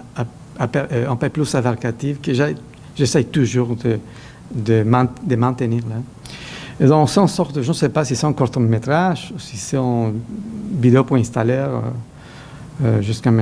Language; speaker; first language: French; non-native, fluent; Spanish